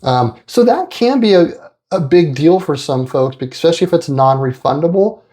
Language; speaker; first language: English; native; English